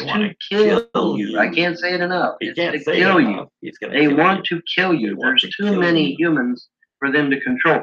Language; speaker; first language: English; native; English